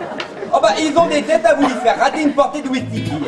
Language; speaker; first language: French; native; French